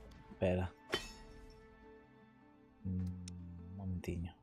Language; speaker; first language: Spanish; non-native, local second language; Galician